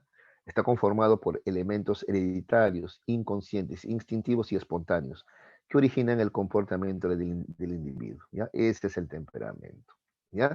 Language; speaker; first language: Spanish; native; Spanish